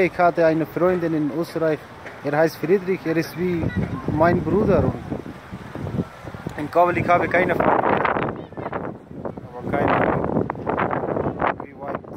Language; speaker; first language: German; non-native, learner; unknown